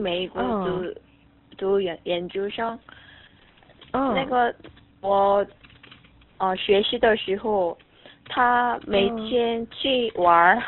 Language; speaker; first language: Chinese; non-native, learner; Korean